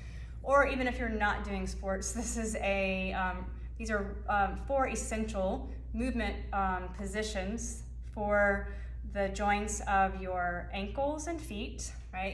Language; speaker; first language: English; native; English